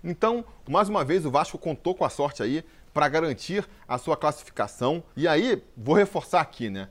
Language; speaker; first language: Portuguese; native; Portuguese